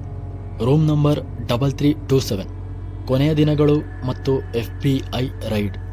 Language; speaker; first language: Kannada; native; Kannada